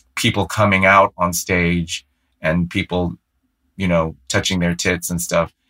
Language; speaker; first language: English; native; English